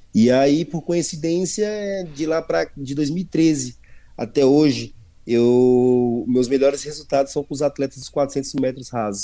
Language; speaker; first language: Portuguese; native; Portuguese